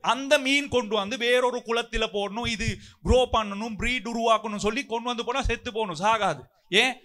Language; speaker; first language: Tamil; non-native, local second language; Sinhala